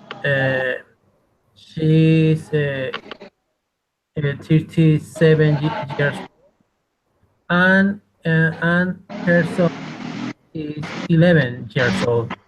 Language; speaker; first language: English; non-native, learner; Spanish